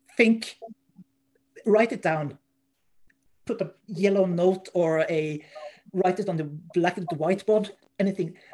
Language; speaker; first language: English; non-native, fluent; Norwegian